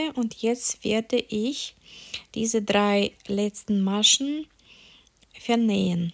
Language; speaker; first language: German; non-native, fluent; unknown